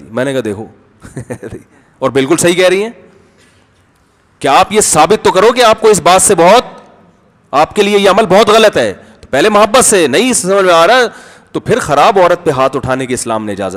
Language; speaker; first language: Urdu; native; Urdu